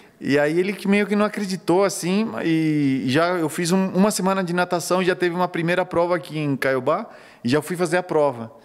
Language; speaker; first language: Portuguese; non-native, fluent; Spanish